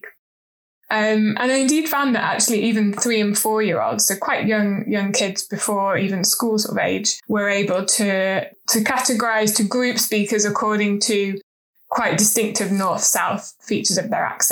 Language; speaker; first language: English; native; English